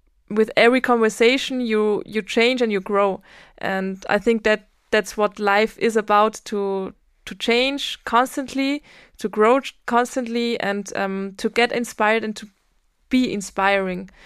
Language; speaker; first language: English; non-native, fluent; German